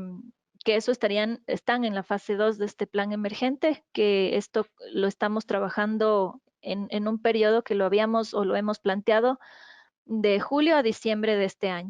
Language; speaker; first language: Spanish; native; Spanish